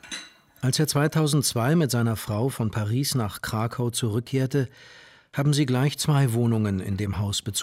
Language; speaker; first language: German; native; German